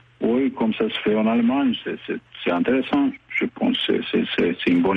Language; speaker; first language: French; non-native, fluent; Bosnian